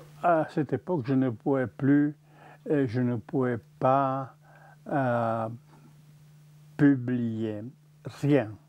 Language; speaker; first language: French; non-native, fluent; Czech